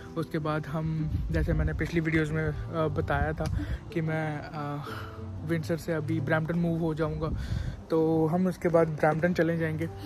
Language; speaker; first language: Hindi; non-native, local second language; Dogri